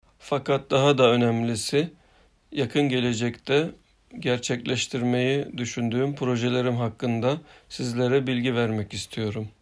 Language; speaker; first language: Turkish; early bilingual, heritage; Turkish